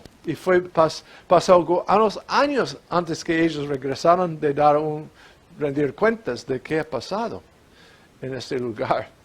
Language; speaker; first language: Spanish; non-native, fluent; English